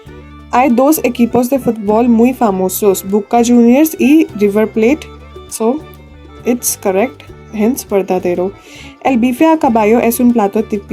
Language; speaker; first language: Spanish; non-native, fluent; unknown